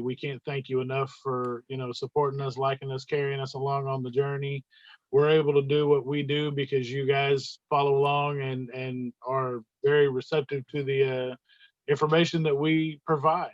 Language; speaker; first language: English; native; English